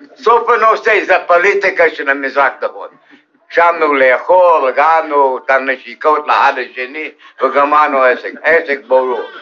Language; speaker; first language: Hebrew; non-native, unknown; English